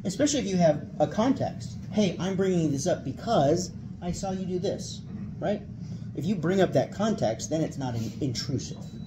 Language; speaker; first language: English; native; English